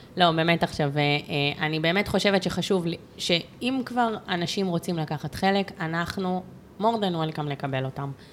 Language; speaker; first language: Hebrew; native; Hebrew